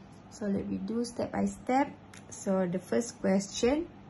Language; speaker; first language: English; non-native, local second language; Malay